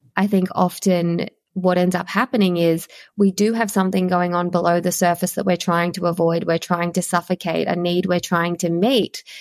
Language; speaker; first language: English; native; English